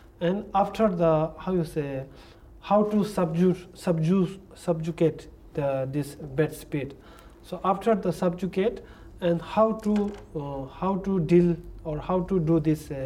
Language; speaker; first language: English; non-native, learner; Tibetan